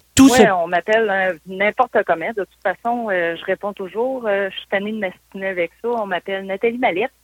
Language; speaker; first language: French; native; French